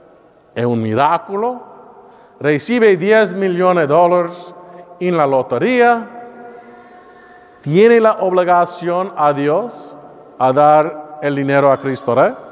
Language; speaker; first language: Spanish; non-native, learner; English